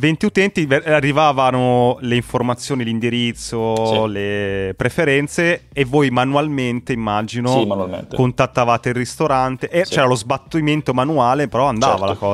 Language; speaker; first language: Italian; native; Italian